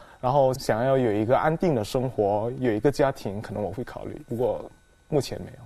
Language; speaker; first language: Chinese; non-native, fluent; Indonesian